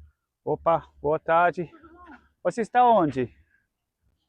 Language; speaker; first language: Portuguese; non-native, learner; English